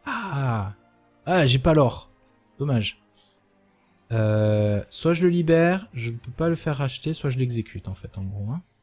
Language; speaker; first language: French; native; French